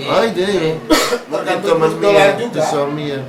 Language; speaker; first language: Arabic; non-native, learner; Turkish